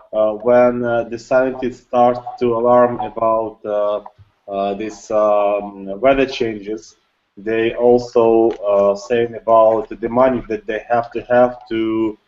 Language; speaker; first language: English; non-native, learner; Russian